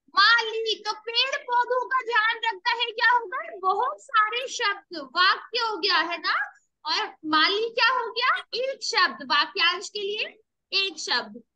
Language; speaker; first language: Hindi; native; Hindi